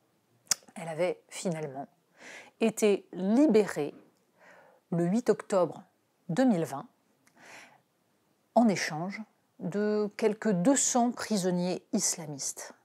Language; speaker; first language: French; native; French